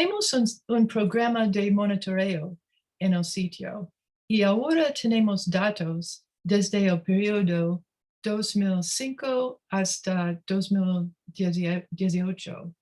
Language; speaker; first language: Spanish; non-native, learner; English